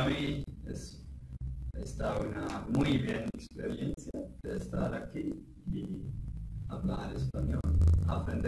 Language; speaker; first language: Spanish; non-native, learner; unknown